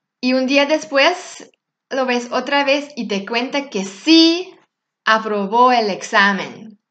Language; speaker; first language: Spanish; non-native, fluent; German